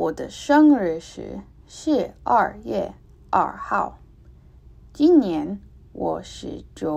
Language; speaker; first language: Chinese; non-native, learner; English